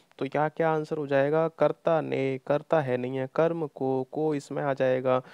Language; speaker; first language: Hindi; native; Hindi